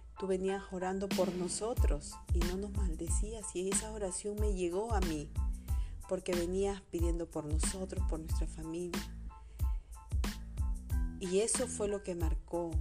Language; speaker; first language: Spanish; native; Spanish